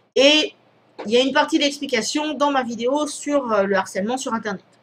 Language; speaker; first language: French; native; French